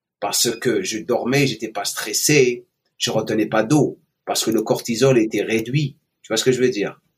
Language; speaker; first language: French; non-native, local second language; Arabic